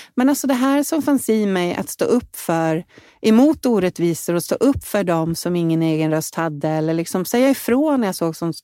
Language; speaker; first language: Swedish; native; Swedish